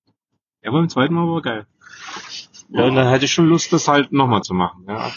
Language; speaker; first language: German; native; German